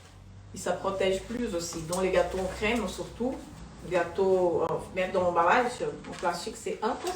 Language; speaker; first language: French; non-native, fluent; Portuguese